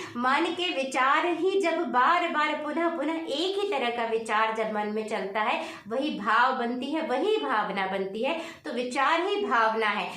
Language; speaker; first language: Hindi; native; Hindi